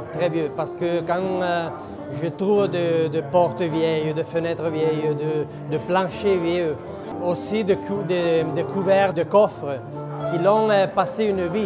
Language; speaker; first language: French; non-native, local second language; Italian